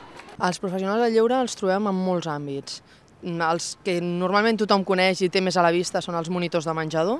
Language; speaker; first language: Catalan; native; Catalan